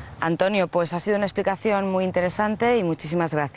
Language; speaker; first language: Spanish; native; Spanish